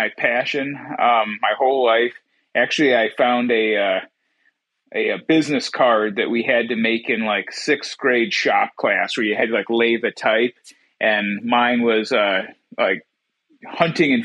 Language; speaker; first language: English; native; English